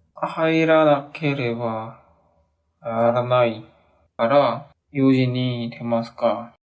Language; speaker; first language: Japanese; non-native, learner; Korean